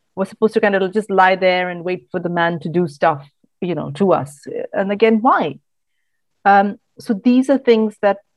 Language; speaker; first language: English; non-native, local second language; Malayalam